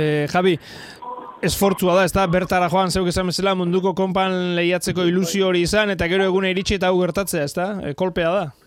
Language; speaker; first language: Basque; native; Basque